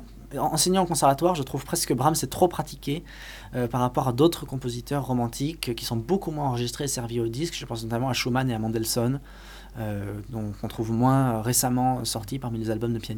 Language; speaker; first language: French; native; French